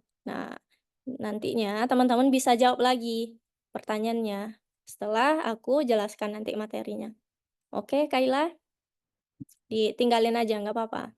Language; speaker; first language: Indonesian; native; Indonesian